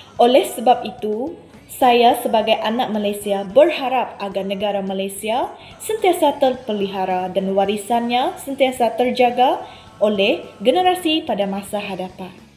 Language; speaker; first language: Malay; non-native, local second language; Iban